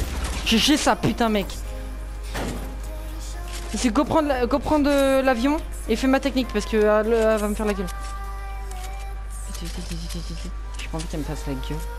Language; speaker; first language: French; native; French